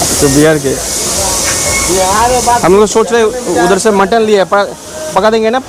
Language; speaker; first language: Hindi; non-native, local second language; Bangla